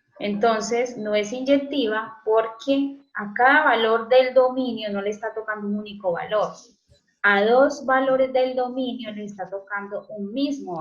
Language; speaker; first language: Spanish; native; Spanish